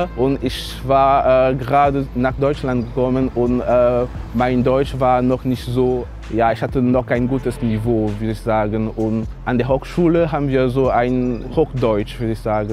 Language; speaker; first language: German; non-native, fluent; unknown